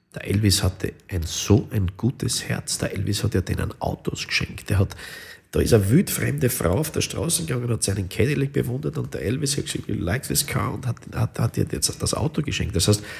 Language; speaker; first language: German; native; German